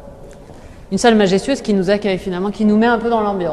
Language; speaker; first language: French; native; French